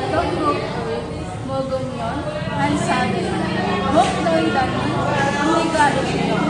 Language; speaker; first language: Korean; non-native, learner; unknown